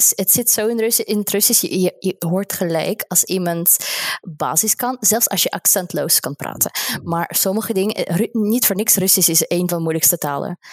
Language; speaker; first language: Dutch; non-native, fluent; Russian